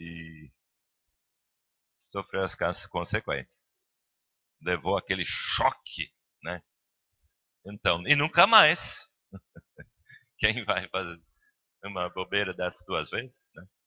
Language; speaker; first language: Portuguese; non-native, fluent; English